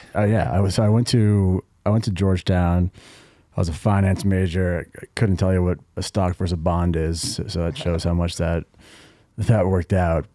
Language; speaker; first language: English; native; English